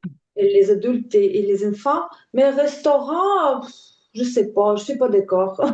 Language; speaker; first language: French; non-native, learner; Ukrainian